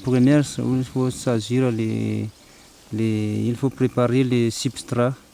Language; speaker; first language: French; non-native, local second language; Malagasy